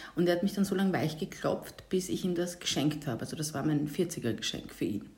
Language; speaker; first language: German; native; German